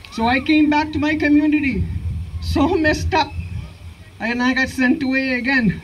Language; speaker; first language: English; native; English